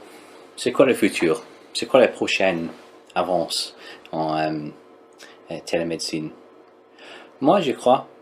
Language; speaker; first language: French; non-native, learner; English